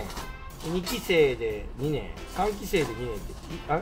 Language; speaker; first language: Japanese; native; Japanese